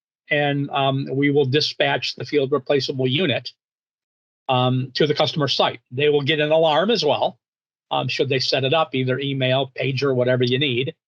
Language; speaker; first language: English; native; English